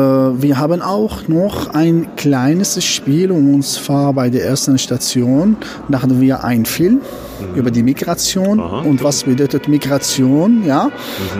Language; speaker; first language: German; non-native, fluent; Arabic